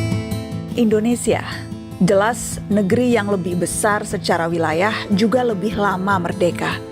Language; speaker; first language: Indonesian; native; Indonesian